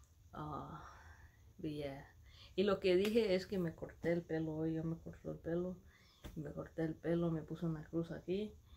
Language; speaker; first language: Spanish; early bilingual, other home language; English